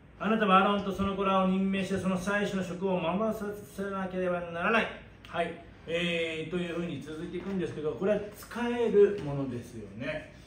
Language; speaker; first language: Japanese; native; Japanese